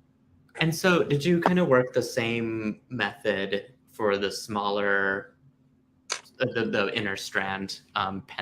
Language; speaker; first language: English; native; English